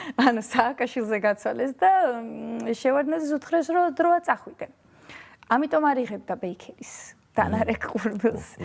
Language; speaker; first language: Georgian; early bilingual, heritage; Georgian